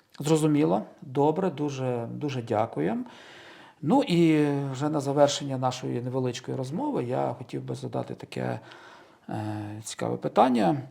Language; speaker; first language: Ukrainian; native; Ukrainian